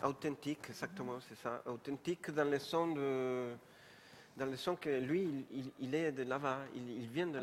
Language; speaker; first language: French; non-native, fluent; Spanish